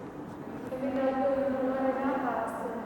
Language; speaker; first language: Basque; native; Basque